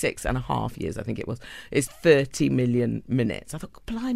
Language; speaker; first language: English; native; English